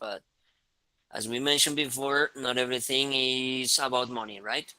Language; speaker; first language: English; non-native, fluent; Spanish